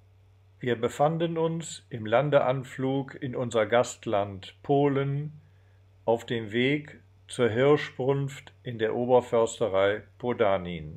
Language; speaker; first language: German; native; German